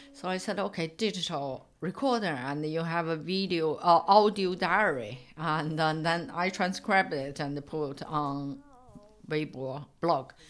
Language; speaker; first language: English; non-native, fluent; Chinese